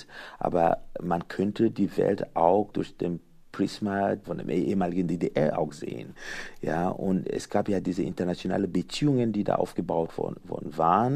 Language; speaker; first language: German; non-native, fluent; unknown